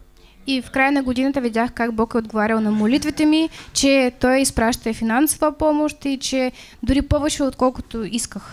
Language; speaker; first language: Bulgarian; non-native, fluent; Russian